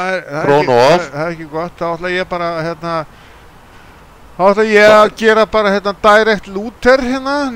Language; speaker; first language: Icelandic; native; Icelandic